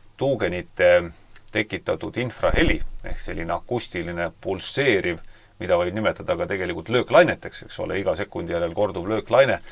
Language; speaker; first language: Estonian; native; Estonian